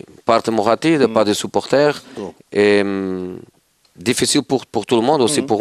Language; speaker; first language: French; non-native, fluent; Portuguese